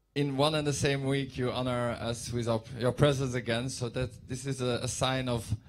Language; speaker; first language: English; non-native, fluent; Dutch